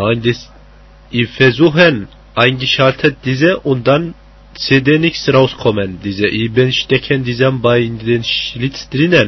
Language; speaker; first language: German; non-native, learner; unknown